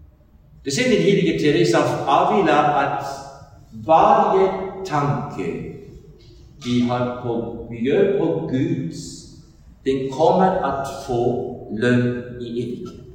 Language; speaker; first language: Swedish; non-native, fluent; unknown